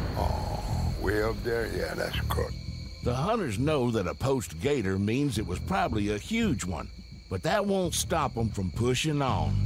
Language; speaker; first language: English; native; English